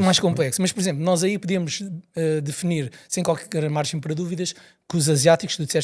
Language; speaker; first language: Portuguese; native; Portuguese